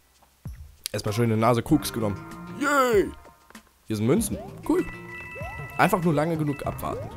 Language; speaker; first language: German; native; German